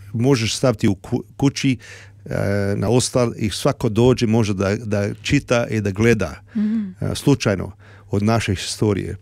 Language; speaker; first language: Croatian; early bilingual, heritage; Serbian